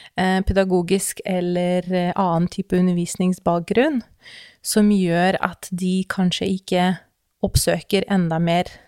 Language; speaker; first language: Norwegian; non-native, fluent; Russian